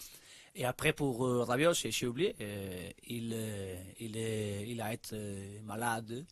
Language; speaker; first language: French; non-native, learner; Spanish